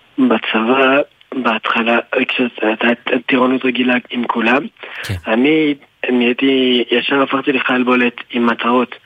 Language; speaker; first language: Hebrew; early bilingual, other home language; French